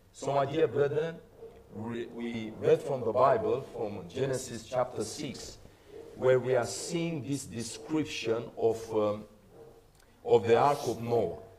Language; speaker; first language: English; non-native, fluent; Romanian